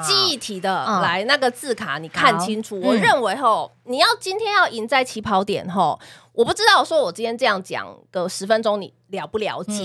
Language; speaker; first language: Chinese; native; Chinese